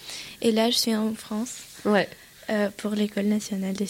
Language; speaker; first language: French; non-native, learner; Russian